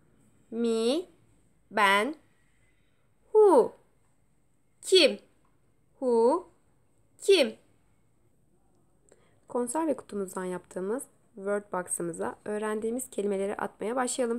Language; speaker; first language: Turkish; native; Turkish